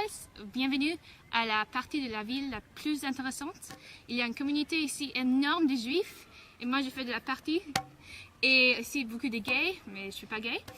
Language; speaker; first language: French; non-native, learner; English